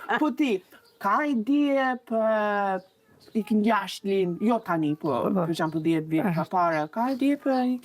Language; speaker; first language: Albanian; non-native, learner; English